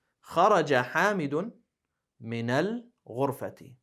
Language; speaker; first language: Arabic; non-native, fluent; English